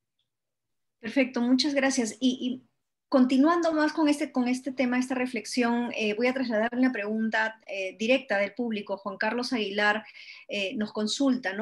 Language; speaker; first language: Spanish; native; Spanish